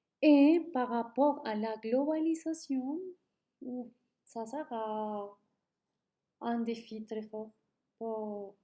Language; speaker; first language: French; non-native, learner; Spanish